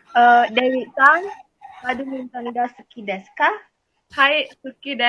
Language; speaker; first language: Japanese; non-native, learner; Indonesian